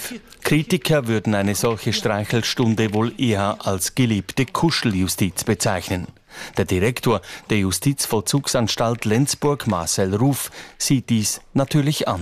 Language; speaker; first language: German; native; German